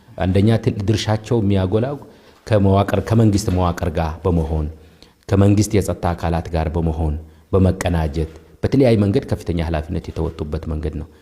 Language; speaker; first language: Amharic; non-native, local second language; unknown